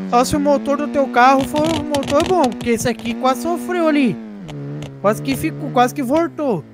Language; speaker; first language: Portuguese; native; Portuguese